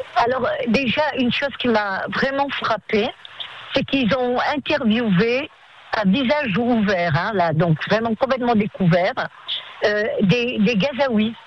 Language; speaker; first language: French; native; French